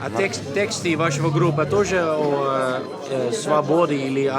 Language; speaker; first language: Russian; non-native, learner; Dutch